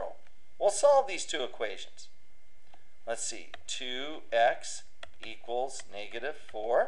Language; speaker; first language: English; native; English